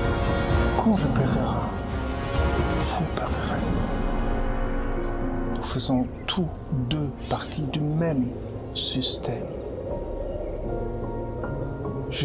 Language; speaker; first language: French; non-native, fluent; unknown